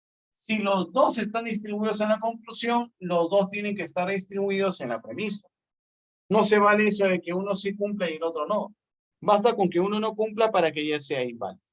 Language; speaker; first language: Spanish; native; Spanish